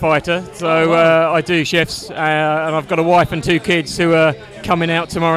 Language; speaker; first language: English; native; English